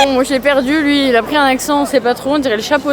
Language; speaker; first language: French; native; French